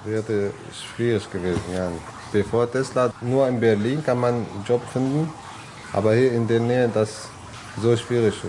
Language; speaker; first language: German; non-native, learner; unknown